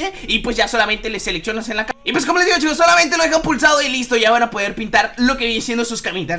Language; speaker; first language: Spanish; native; Spanish